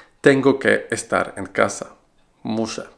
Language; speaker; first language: Spanish; non-native, fluent; Polish